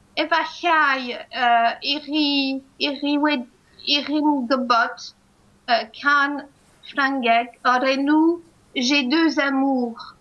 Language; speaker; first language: Welsh; non-native, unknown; French